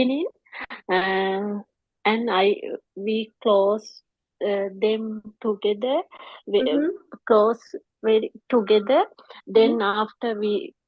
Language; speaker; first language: English; non-native, learner; Sinhala